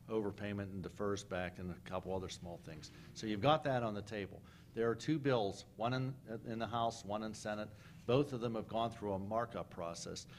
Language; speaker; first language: English; native; English